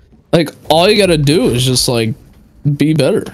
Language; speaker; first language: English; native; English